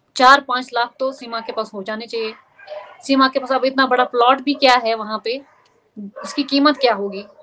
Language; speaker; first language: Hindi; non-native, local second language; Kashmiri